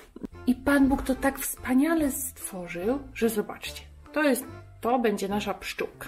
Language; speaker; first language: Polish; native; Polish